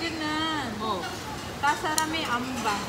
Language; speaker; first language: Korean; non-native, learner; Filipino